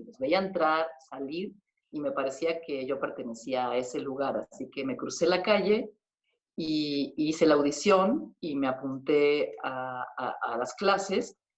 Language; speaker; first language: Spanish; native; Spanish